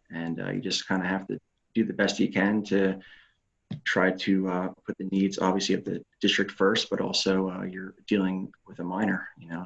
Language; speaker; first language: English; native; English